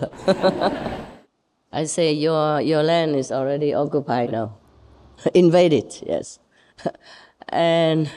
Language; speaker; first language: English; non-native, fluent; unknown